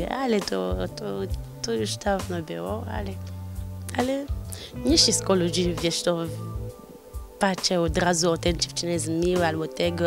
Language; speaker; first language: Polish; non-native, learner; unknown